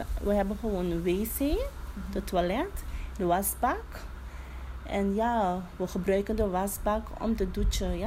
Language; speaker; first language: Dutch; non-native, local second language; Papiamento